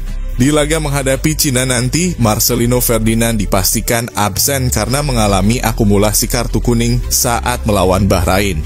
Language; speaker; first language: Indonesian; native; Indonesian